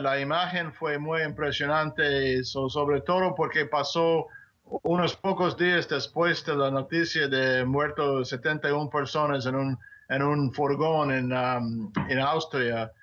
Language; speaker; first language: Spanish; non-native, fluent; English